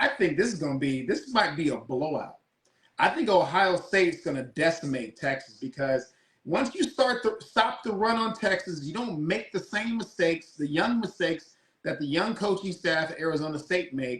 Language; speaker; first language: English; native; English